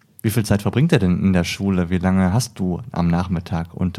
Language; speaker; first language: German; native; German